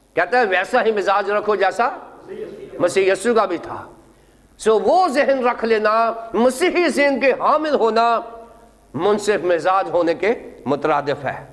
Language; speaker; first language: Urdu; non-native, local second language; Punjabi